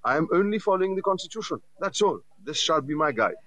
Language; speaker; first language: English; non-native, local second language; Morisyen